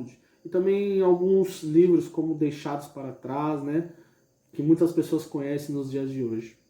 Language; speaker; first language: Portuguese; native; Portuguese